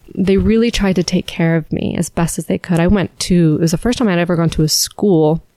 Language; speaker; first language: English; native; English